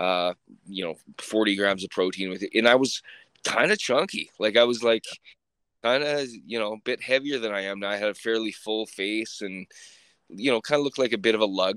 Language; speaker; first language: English; native; English